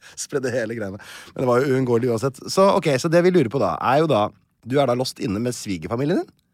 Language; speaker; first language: Norwegian; native; Norwegian